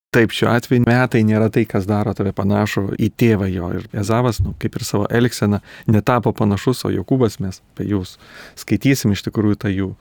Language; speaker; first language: Lithuanian; native; Lithuanian